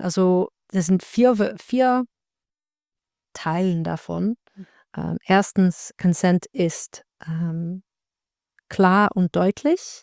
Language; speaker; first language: German; non-native, learner; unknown